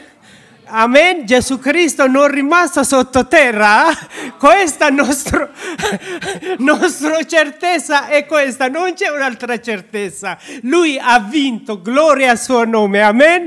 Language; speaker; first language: Italian; non-native, learner; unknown